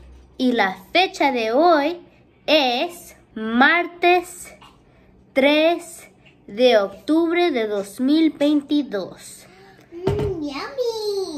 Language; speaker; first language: Spanish; early bilingual, heritage; Spanish